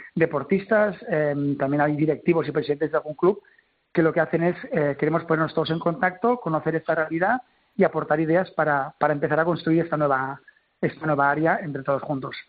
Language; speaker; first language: Spanish; native; Spanish